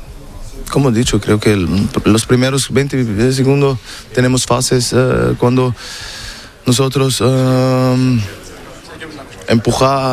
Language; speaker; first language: Spanish; non-native, learner; German